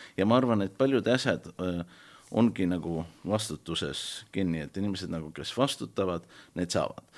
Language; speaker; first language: Estonian; early bilingual, heritage; Estonian